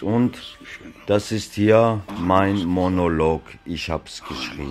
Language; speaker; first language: German; non-native, learner; Georgian